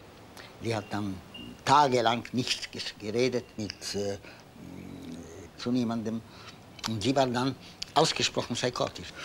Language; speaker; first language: German; non-native, fluent; Polish